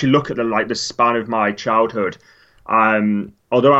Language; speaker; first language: English; native; English